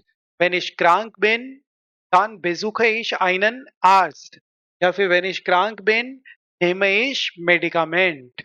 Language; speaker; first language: German; non-native, fluent; Hindi